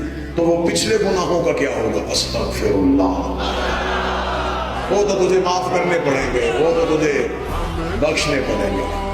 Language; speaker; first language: Urdu; native; Urdu